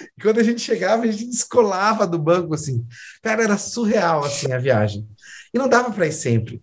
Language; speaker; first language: Portuguese; native; Portuguese